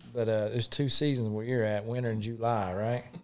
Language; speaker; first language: English; native; English